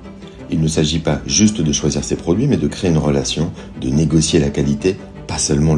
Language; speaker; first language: French; native; French